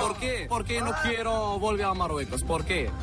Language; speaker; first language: Spanish; non-native, learner; Arabic